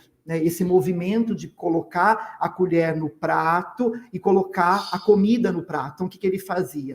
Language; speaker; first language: Portuguese; native; Portuguese